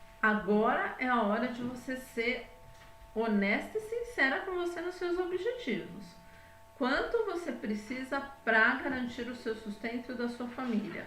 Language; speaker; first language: Portuguese; native; Portuguese